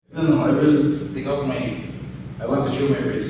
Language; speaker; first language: English; non-native, learner; Filipino